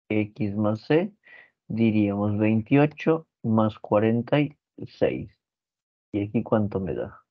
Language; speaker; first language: Spanish; native; Spanish